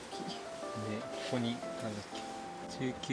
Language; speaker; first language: Japanese; native; Japanese